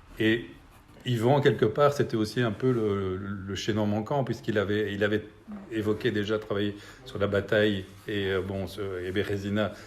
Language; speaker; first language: French; native; French